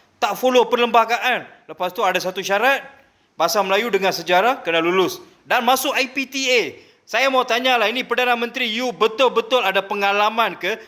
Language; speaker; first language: Malay; non-native, local second language; Tamil